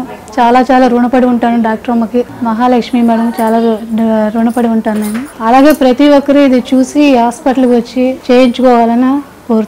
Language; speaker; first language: Telugu; native; Telugu